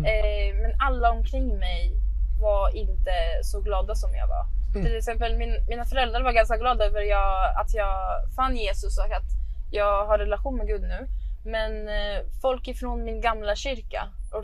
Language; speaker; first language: Swedish; non-native, fluent; Arabic